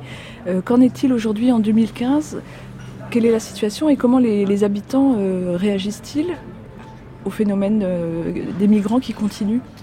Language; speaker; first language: French; native; French